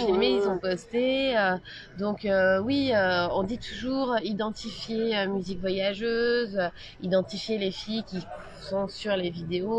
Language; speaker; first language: French; native; French